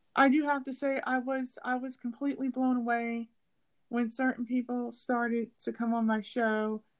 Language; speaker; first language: English; native; English